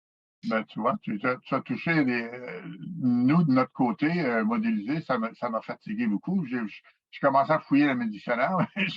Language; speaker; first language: French; native; French